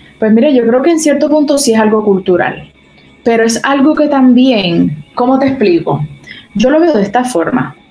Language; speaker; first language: Spanish; native; Spanish